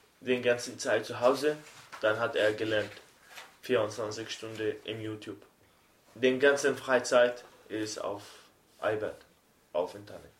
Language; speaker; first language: German; non-native, learner; Arabic